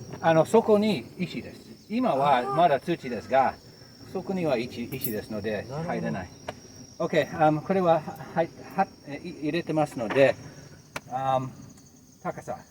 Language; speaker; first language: Japanese; non-native, learner; English